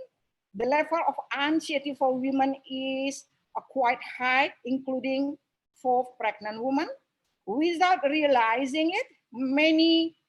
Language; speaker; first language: English; non-native, local second language; Indonesian